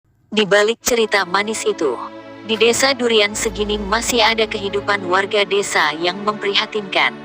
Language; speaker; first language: Indonesian; native; Indonesian